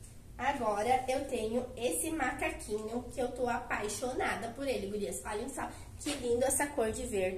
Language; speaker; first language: Portuguese; native; Portuguese